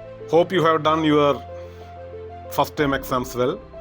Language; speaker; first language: English; non-native, local second language; Malayalam